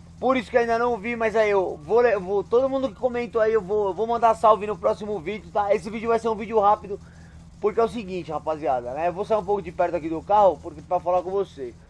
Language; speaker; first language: Portuguese; native; Portuguese